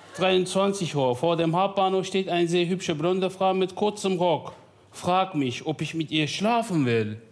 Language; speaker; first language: German; non-native, fluent; Turkish